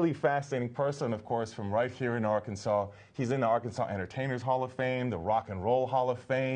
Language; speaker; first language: English; native; English